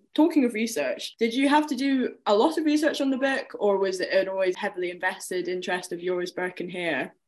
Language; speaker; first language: English; native; English